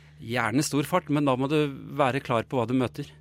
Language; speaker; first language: Norwegian; native; Norwegian